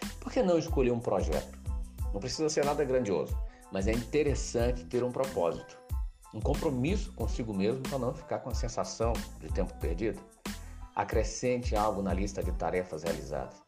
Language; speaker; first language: Portuguese; native; Portuguese